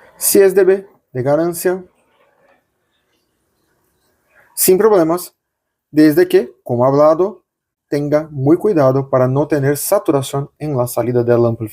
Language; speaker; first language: Spanish; non-native, local second language; Portuguese